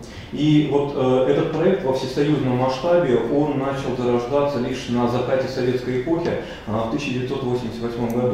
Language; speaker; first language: Russian; native; Russian